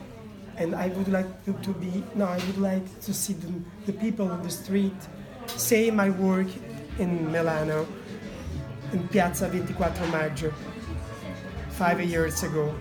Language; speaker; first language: English; non-native, learner; Italian